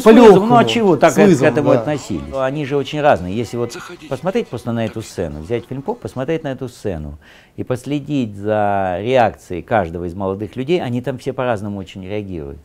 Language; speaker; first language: Russian; native; Russian